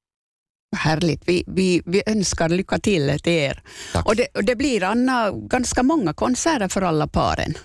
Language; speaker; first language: Swedish; native; Swedish